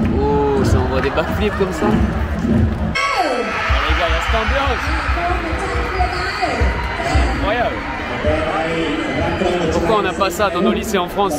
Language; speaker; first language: French; native; French